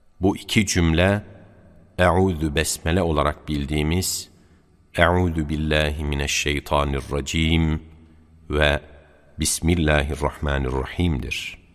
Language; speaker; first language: Turkish; native; Turkish